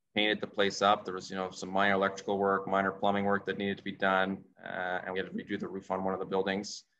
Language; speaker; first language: English; native; English